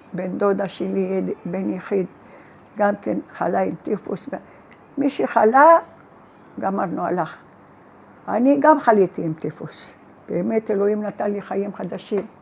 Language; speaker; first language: Hebrew; non-native, fluent; Arabic